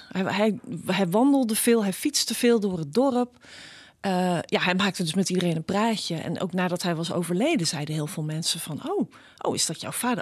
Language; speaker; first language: Dutch; native; Dutch